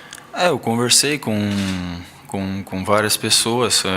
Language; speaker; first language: Portuguese; early bilingual, heritage; Portuguese